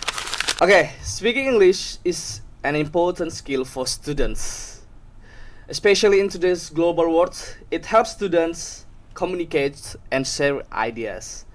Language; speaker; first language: English; non-native, learner; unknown